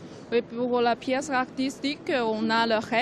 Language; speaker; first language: French; non-native, learner; Chinese